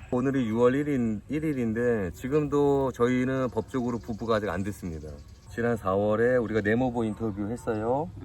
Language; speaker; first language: Korean; native; Korean